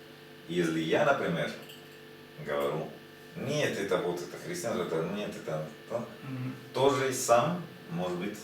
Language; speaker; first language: Russian; non-native, learner; Spanish